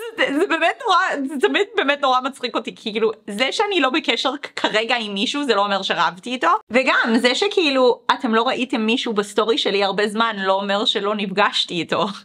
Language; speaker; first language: Hebrew; early bilingual, other home language; English